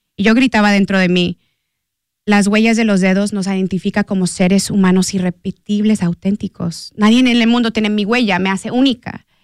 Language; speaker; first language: Spanish; early bilingual, heritage; Spanish